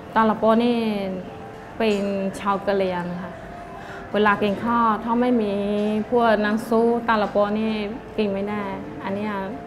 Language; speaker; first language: Thai; non-native, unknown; Karen languages